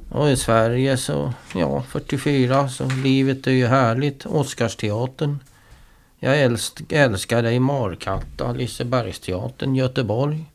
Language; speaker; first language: Swedish; native; Swedish